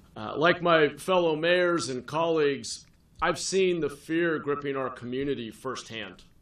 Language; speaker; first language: English; native; English